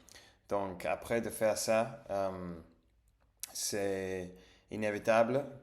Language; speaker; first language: French; non-native, learner; English